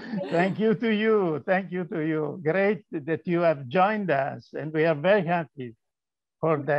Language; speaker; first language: English; non-native, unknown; Italian